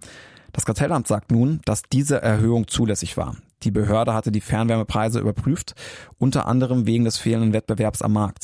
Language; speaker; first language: German; native; German